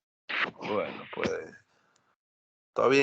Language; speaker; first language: Spanish; native; Spanish